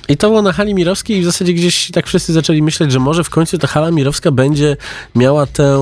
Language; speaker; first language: Polish; native; Polish